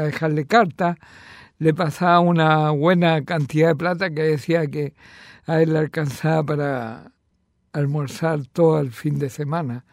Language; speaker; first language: Spanish; native; Spanish